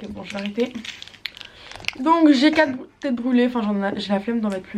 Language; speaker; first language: French; native; French